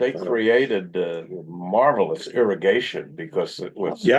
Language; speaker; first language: English; native; English